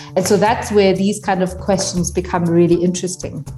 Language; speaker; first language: English; non-native, fluent; German